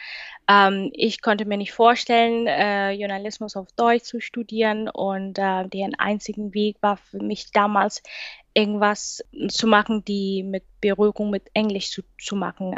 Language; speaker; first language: German; non-native, fluent; Swahili